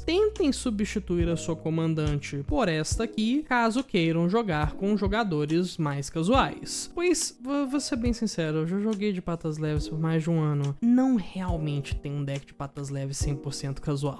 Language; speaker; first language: Portuguese; native; Portuguese